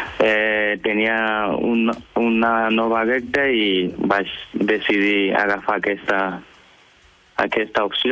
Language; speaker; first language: Catalan; early bilingual, other home language; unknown